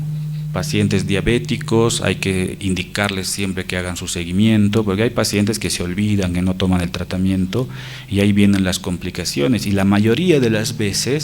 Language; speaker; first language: Spanish; native; Spanish